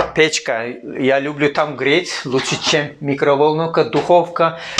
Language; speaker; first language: Russian; non-native, learner; Turkish